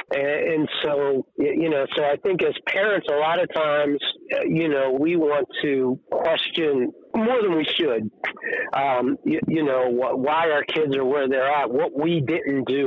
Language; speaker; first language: English; native; English